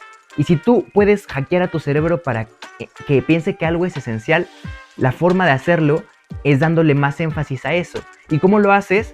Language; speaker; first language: Spanish; native; Spanish